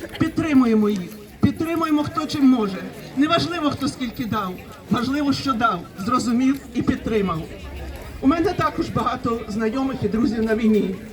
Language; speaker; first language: Ukrainian; native; Ukrainian